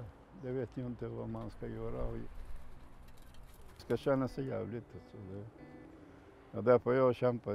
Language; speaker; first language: Swedish; non-native, fluent; Macedonian